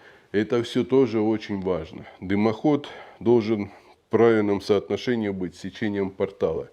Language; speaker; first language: Russian; native; Russian